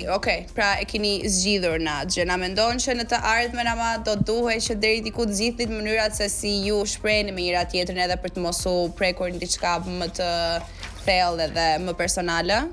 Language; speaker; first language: Albanian; native; Albanian